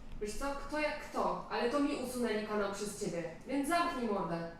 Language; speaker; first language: Polish; native; Polish